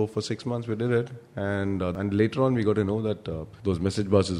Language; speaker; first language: English; non-native, local second language; Kannada